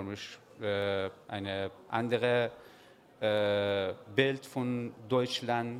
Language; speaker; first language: German; non-native, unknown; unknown